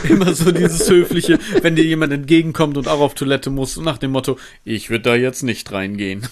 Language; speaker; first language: German; native; German